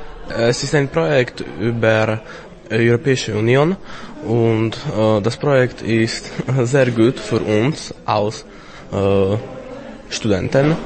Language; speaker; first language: German; non-native, fluent; Slovak